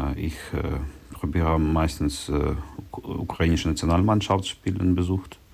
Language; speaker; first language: German; non-native, learner; Ukrainian